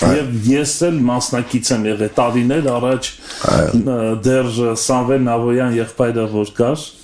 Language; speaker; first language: Armenian; native; Armenian